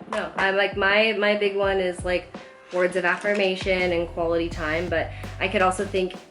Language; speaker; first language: English; native; English